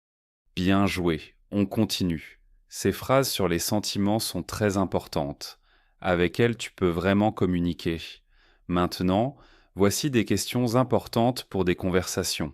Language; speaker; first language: French; native; French